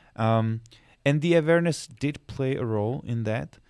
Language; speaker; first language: English; non-native, fluent; Czech